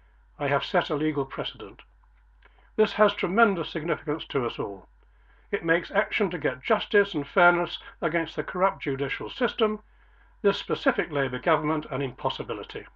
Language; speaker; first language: English; native; English